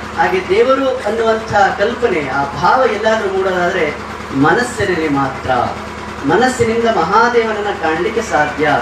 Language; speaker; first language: Kannada; native; Kannada